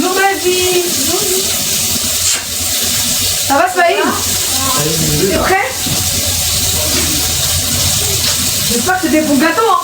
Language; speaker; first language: French; native; French